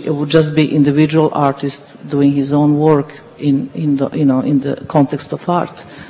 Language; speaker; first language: English; non-native, fluent; Dutch